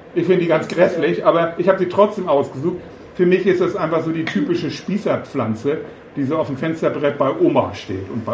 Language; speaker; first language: German; native; German